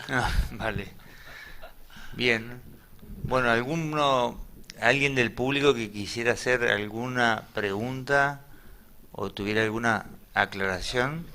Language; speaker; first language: Spanish; native; Spanish